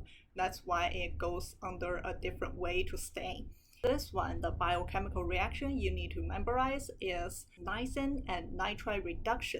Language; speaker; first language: English; non-native, fluent; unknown